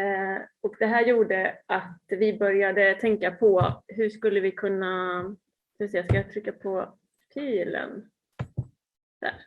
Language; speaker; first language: Swedish; native; Swedish